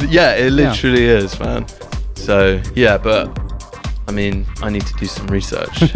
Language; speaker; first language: English; native; English